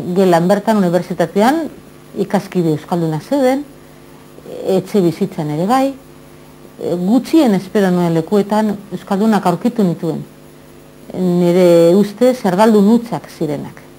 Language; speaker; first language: Basque; non-native, local second language; Spanish